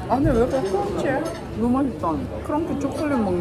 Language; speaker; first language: Korean; native; Korean